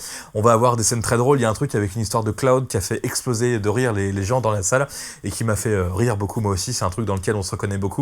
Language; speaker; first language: French; native; French